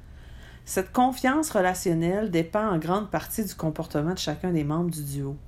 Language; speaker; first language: French; native; French